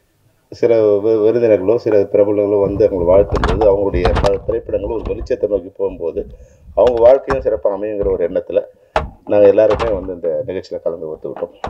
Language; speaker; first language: Tamil; native; Tamil